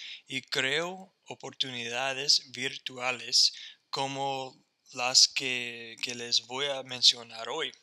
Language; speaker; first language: Spanish; non-native, fluent; English